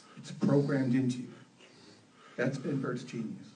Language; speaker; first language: English; native; English